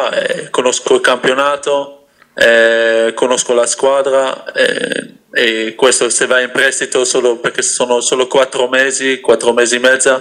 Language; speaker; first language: Italian; non-native, fluent; Dutch